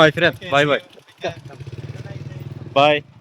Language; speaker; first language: English; non-native, fluent; Turkish